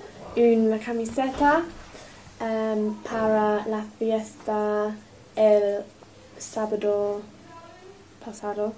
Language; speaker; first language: Spanish; non-native, learner; English